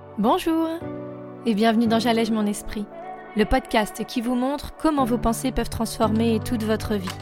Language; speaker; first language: French; native; French